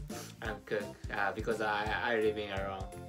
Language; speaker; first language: English; non-native, learner; Japanese